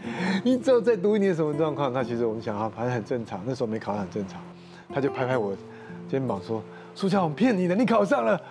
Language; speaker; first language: Chinese; native; Chinese